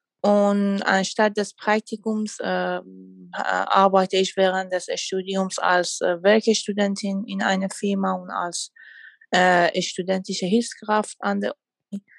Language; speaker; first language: German; non-native, fluent; Persian